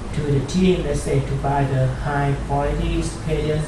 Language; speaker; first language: English; non-native, fluent; Thai